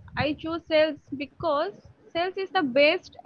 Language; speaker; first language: English; non-native, local second language; Odia